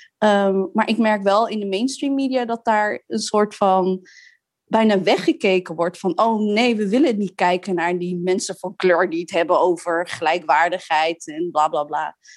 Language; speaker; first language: Dutch; early bilingual, other home language; Arabic